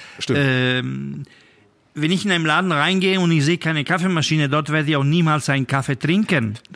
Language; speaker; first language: German; non-native, fluent; Italian